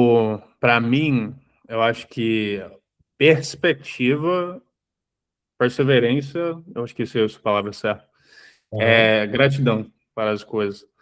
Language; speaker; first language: Portuguese; early bilingual, heritage; English